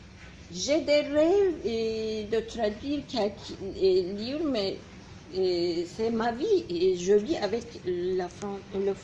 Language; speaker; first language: French; non-native, fluent; Turkish